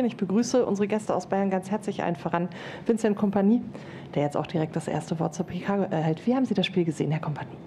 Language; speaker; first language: German; native; German